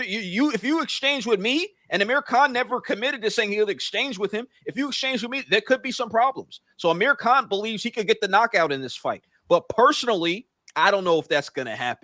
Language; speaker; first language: English; native; English